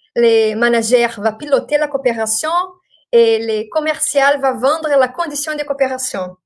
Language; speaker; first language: French; non-native, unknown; Portuguese